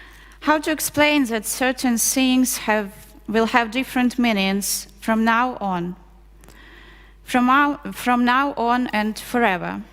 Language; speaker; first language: English; non-native, fluent; Ukrainian